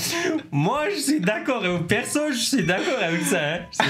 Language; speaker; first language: French; non-native, learner; Mongolian